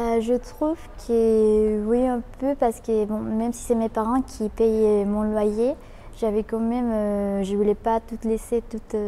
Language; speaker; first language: French; non-native, fluent; Spanish